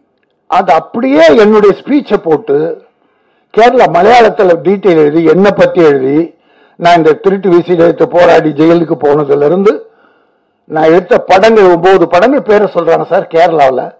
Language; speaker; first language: Tamil; native; Tamil